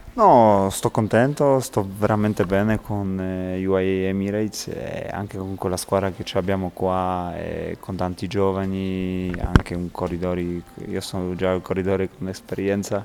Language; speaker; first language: Italian; non-native, fluent; Polish